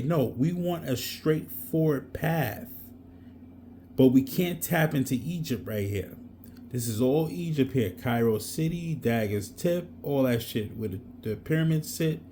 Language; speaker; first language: English; native; English